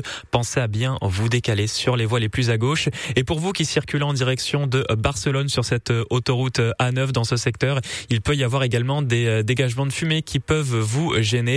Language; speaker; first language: French; native; French